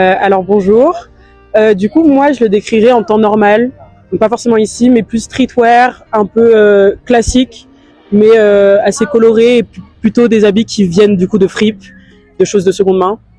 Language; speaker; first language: French; native; French